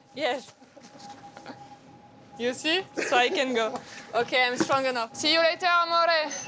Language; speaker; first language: English; non-native, fluent; French